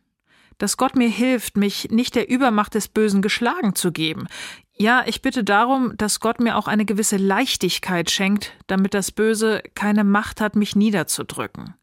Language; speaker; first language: German; native; German